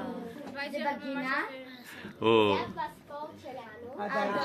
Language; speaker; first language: Hebrew; non-native, learner; Portuguese